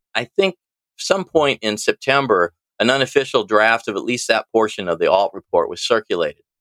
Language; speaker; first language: English; native; English